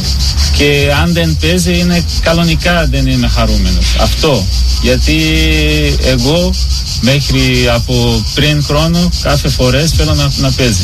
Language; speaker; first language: Greek; non-native, learner; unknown